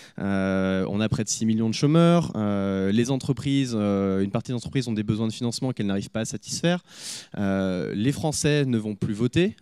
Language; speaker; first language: French; native; French